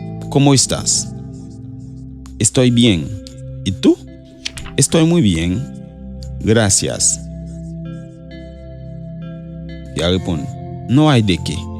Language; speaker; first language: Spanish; non-native, fluent; Haitian Creole